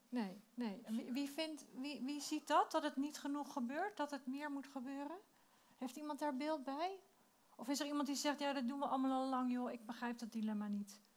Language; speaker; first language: Dutch; native; Dutch